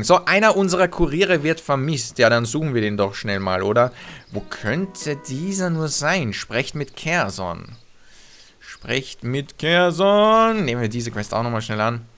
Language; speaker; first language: German; native; German